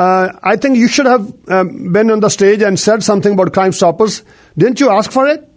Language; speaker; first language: English; non-native, local second language; Punjabi